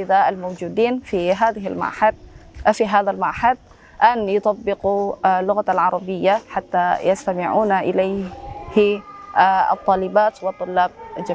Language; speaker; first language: Arabic; non-native, fluent; Indonesian